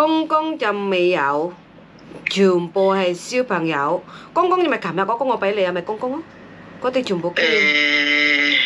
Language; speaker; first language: Cantonese; non-native, fluent; Indonesian